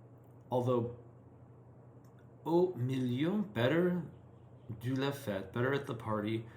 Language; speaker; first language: French; non-native, learner; English